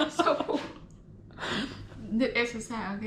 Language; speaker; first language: English; non-native, learner; Vietnamese